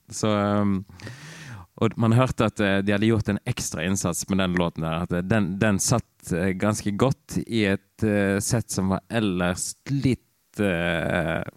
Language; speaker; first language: Norwegian; native; Norwegian